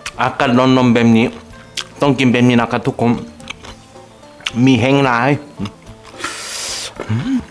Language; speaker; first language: Thai; non-native, fluent; Korean